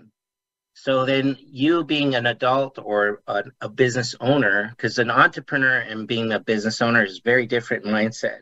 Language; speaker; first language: English; native; English